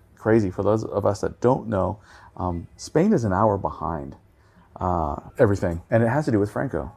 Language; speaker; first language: English; native; English